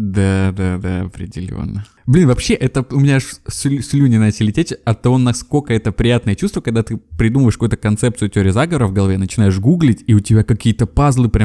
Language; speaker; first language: Russian; native; Russian